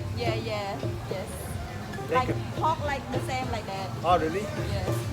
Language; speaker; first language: English; non-native, learner; Khmer